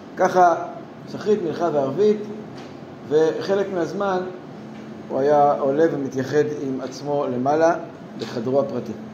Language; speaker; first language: Hebrew; native; Hebrew